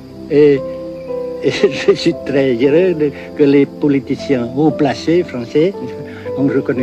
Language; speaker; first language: French; non-native, local second language; Vietnamese